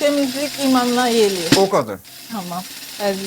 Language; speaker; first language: Turkish; non-native, learner; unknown